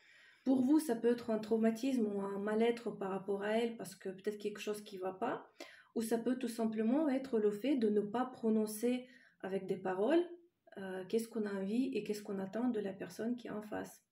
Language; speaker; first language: French; non-native, fluent; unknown